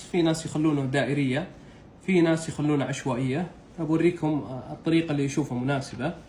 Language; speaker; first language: Arabic; native; Arabic